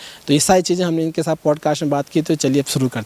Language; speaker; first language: Hindi; native; Hindi